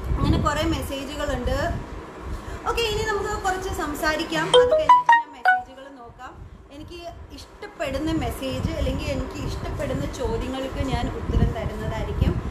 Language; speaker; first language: Malayalam; early bilingual, heritage; Malayalam